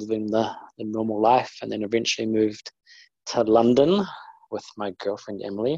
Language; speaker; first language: English; native; English